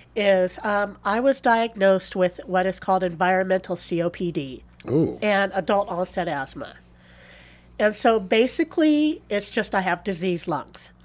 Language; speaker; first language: English; native; English